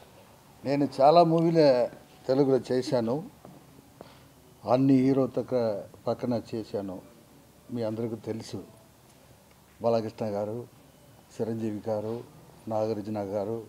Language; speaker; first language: Telugu; non-native, local second language; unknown